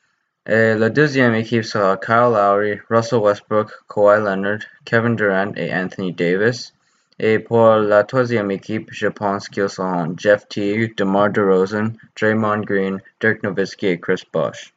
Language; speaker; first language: French; non-native, learner; English